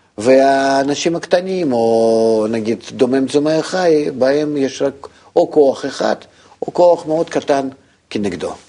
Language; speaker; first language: Hebrew; non-native, fluent; Russian